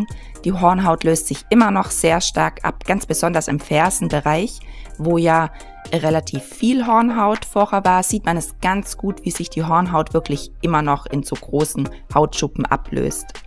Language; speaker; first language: German; native; German